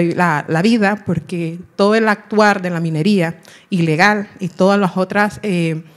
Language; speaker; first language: Spanish; non-native, local second language; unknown